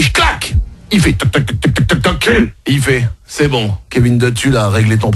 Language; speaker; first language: French; native; French